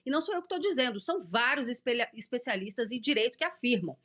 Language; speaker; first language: Portuguese; native; Portuguese